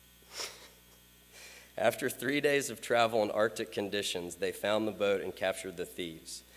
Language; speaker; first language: English; native; English